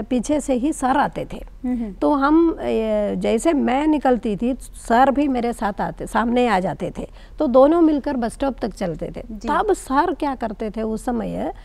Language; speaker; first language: Hindi; non-native, local second language; Malayalam